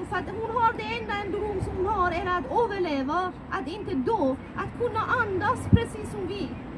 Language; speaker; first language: Swedish; non-native, fluent; Persian